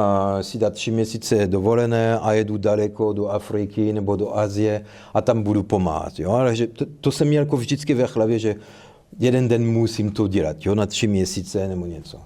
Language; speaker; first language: Czech; non-native, fluent; French